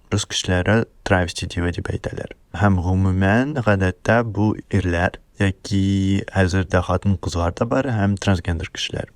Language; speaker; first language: Tatar; early bilingual, heritage; Russian